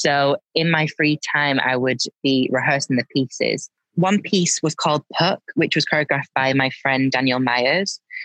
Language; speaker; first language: English; native; English